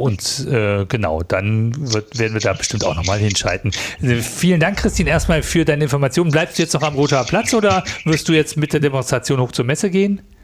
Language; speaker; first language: German; native; German